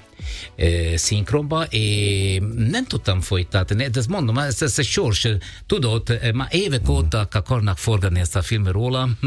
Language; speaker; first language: Hungarian; non-native, learner; Italian